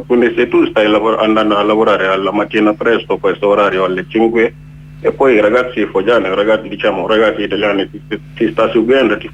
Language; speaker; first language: Italian; non-native, learner; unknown